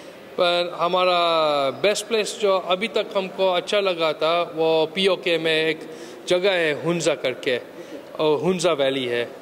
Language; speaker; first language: Hindi; early bilingual, heritage; Hindi